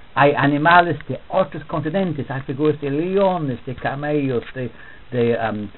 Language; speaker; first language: Spanish; non-native, fluent; English